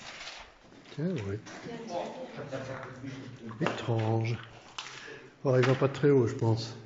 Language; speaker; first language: French; native; French